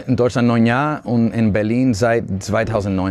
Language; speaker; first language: German; non-native, fluent; Spanish